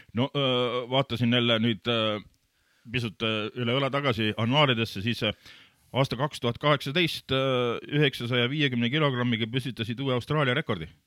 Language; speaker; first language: Estonian; native; Estonian